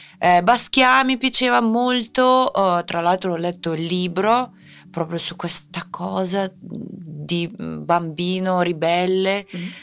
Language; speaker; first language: Italian; non-native, fluent; Russian